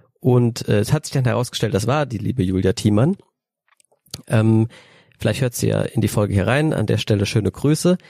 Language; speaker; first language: German; native; German